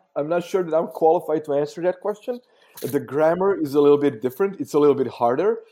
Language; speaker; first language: English; non-native, fluent; Croatian